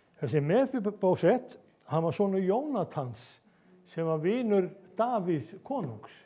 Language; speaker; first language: Icelandic; native; Icelandic